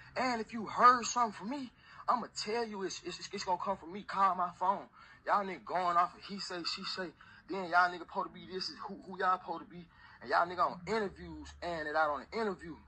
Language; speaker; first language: English; native; English